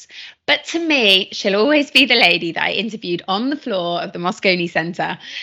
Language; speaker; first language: English; native; English